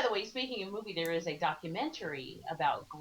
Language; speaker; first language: English; native; English